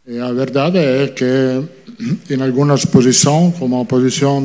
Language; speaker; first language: Portuguese; non-native, fluent; Italian